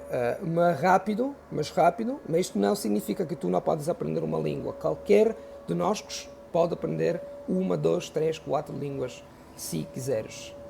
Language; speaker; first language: Portuguese; non-native, fluent; Italian